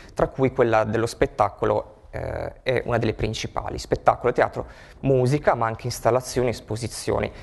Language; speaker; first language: Italian; native; Italian